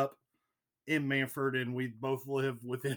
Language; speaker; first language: English; native; English